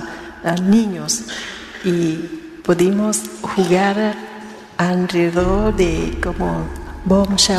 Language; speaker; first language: Spanish; non-native, learner; Vietnamese